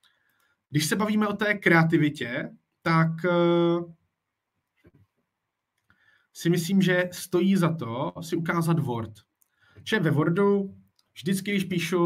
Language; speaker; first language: Czech; native; Czech